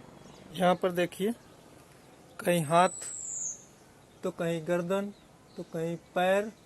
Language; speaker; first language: Hindi; native; Hindi